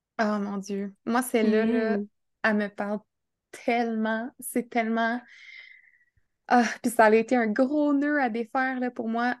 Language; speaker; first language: French; native; French